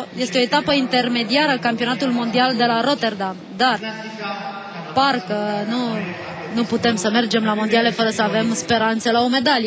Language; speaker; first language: Romanian; native; Romanian